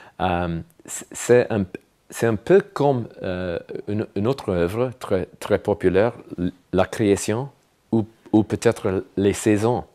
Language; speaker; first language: French; non-native, fluent; English